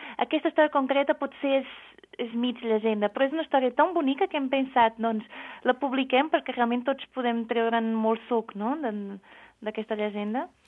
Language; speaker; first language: Catalan; non-native, fluent; Portuguese